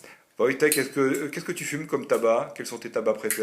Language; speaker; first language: French; native; French